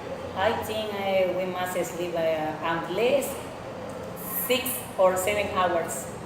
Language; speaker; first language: English; non-native, learner; Spanish